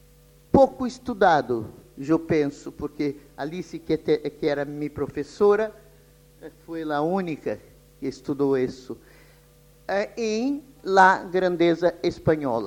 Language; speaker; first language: Spanish; non-native, fluent; Portuguese